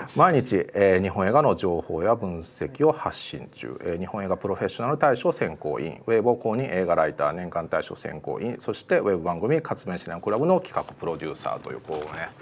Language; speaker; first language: Japanese; native; Japanese